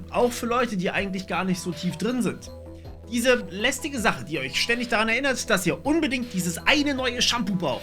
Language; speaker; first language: German; native; German